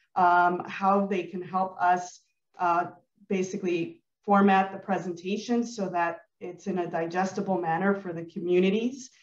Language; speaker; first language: English; early bilingual, other home language; Spanish